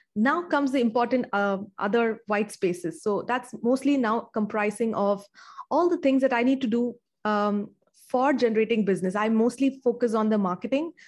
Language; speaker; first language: English; non-native, local second language; Tamil